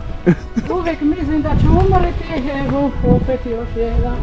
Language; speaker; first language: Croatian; non-native, learner; Portuguese